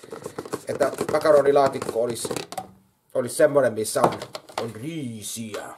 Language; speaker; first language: Finnish; native; Finnish